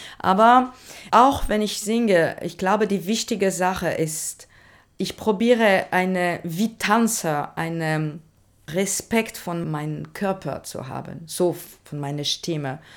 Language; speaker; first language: German; non-native, learner; French